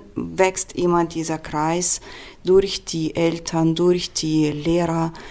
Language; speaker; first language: German; non-native, fluent; Russian